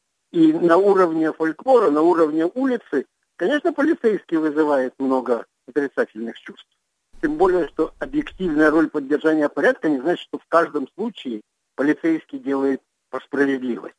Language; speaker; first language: Russian; native; Russian